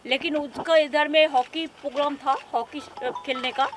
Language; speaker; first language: Hindi; non-native, local second language; Bangla